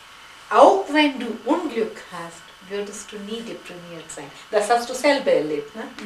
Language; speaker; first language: German; non-native, fluent; Gujarati